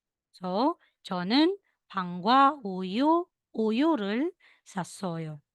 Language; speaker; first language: Korean; non-native, learner; Filipino